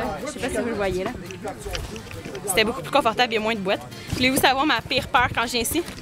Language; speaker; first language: French; native; French